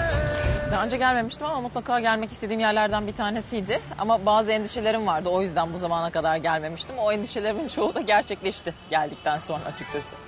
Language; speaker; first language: Turkish; native; Turkish